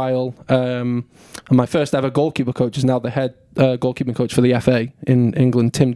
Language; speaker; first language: English; native; English